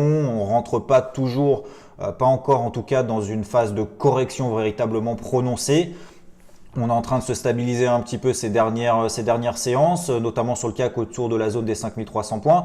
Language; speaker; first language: French; native; French